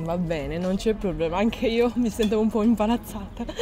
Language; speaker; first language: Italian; non-native, learner; Chinese